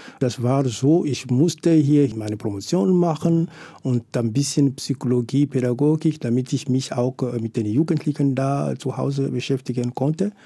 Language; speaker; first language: German; non-native, fluent; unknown